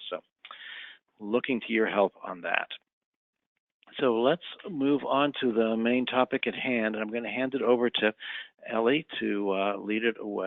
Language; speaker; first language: English; native; English